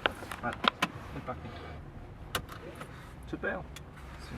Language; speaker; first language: French; native; French